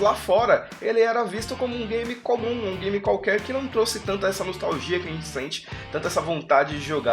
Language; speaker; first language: Portuguese; native; Portuguese